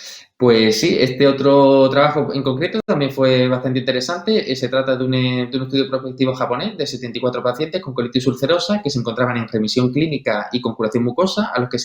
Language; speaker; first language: Spanish; native; Spanish